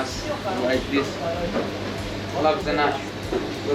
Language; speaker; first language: English; non-native, learner; Arabic